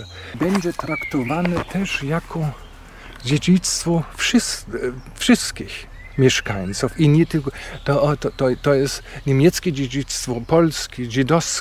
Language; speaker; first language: Polish; non-native, fluent; German